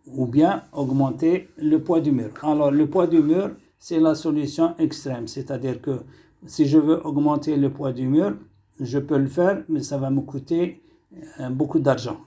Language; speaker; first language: French; non-native, local second language; Arabic